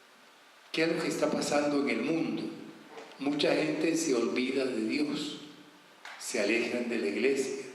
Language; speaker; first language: Spanish; native; Spanish